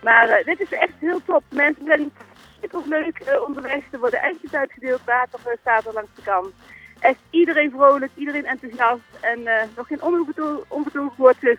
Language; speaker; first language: Dutch; native; Dutch